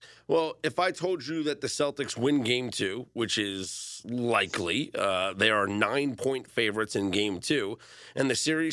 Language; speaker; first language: English; native; English